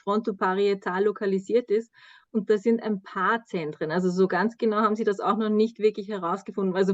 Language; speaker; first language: German; native; German